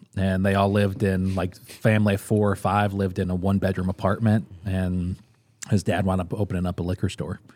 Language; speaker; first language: English; native; English